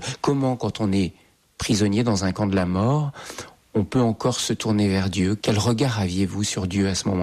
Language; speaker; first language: French; native; French